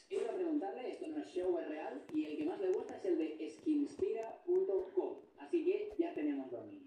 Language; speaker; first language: Spanish; native; Spanish